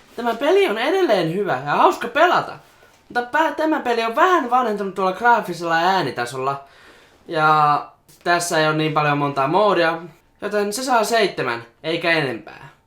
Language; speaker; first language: Finnish; native; Finnish